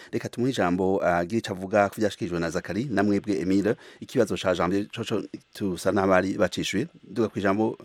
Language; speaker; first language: Rundi; native; Rundi